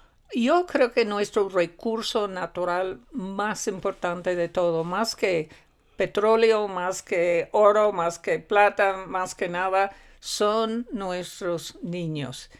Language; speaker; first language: Spanish; non-native, fluent; English